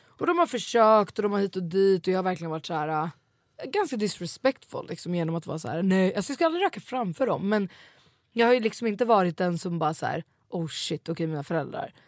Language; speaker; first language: Swedish; early bilingual, other home language; Kurdish